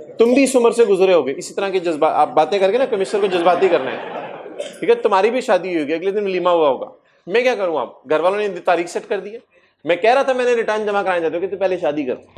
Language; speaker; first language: Urdu; native; Urdu